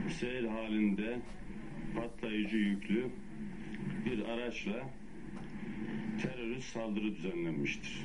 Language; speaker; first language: Turkish; native; Turkish